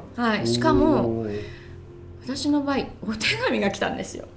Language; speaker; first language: Japanese; native; Japanese